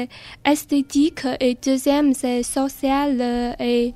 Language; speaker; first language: French; non-native, learner; Chinese